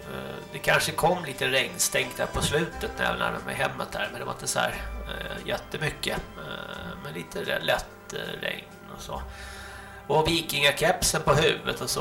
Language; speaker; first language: Swedish; native; Swedish